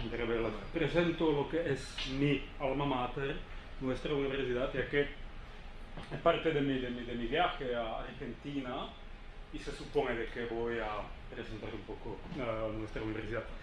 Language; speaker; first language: Spanish; non-native, fluent; Czech